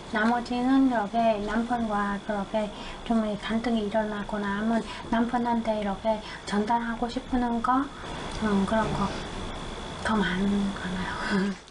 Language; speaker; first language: Korean; non-native, fluent; Vietnamese